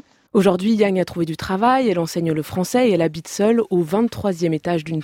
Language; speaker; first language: French; native; French